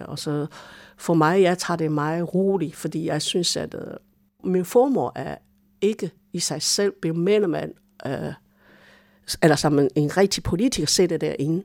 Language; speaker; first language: Danish; non-native, fluent; Chinese